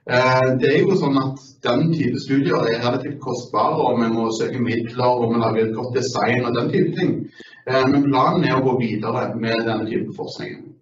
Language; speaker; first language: Norwegian; native; Norwegian